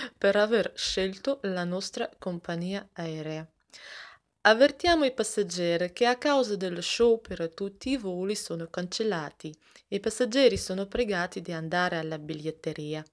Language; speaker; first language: Italian; non-native, fluent; Russian